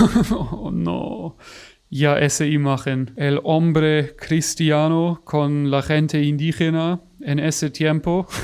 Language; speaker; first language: Spanish; non-native, fluent; German